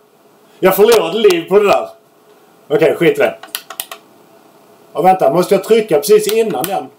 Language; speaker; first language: Swedish; native; Swedish